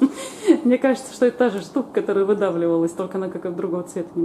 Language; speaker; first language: Russian; native; Russian